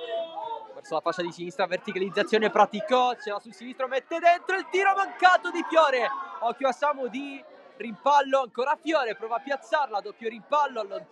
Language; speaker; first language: Italian; native; Italian